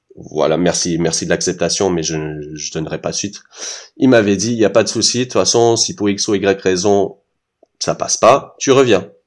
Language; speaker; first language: French; early bilingual, heritage; French